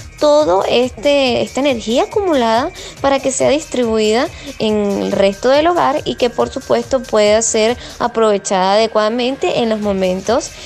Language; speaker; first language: Spanish; native; Spanish